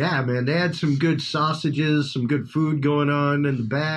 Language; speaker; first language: English; native; English